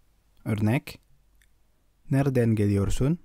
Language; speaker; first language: Turkish; non-native, fluent; Indonesian